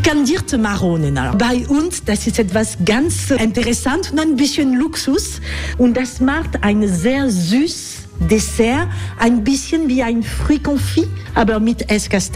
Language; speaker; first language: German; non-native, learner; French